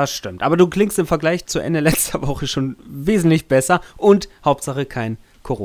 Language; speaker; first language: German; native; German